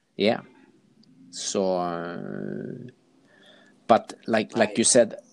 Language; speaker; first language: English; non-native, fluent; Swedish